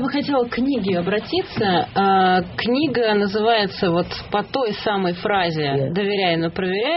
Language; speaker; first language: Russian; native; Russian